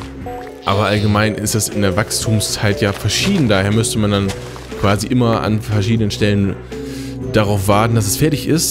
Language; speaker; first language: German; native; German